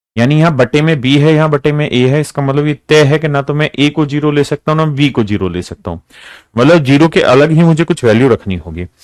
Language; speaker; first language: Hindi; native; Hindi